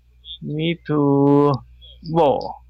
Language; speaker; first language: English; non-native, learner; Chinese